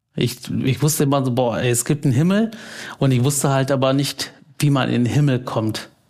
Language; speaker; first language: German; early bilingual, other home language; Tamil